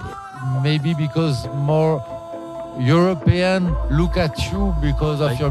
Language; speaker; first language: English; non-native, learner; French